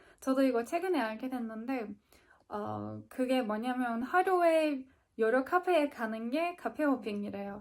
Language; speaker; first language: Korean; non-native, fluent; Turkish